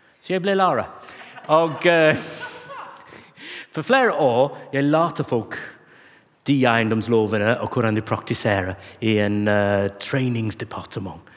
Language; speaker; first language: Norwegian; non-native, fluent; English